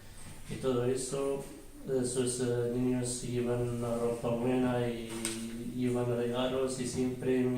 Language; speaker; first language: Spanish; early bilingual, other home language; Arabic